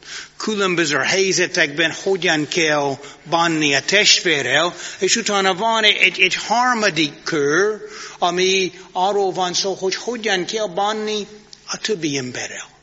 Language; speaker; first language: Hungarian; non-native, fluent; English